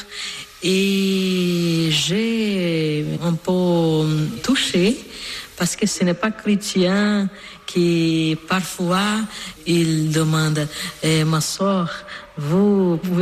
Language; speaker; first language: French; non-native, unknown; Portuguese